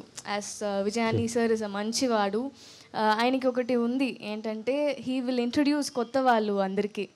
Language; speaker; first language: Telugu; non-native, learner; Tamil